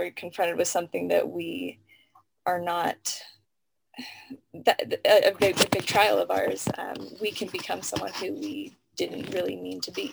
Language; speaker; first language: English; native; English